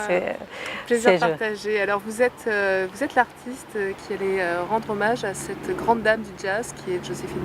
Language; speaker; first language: French; native; French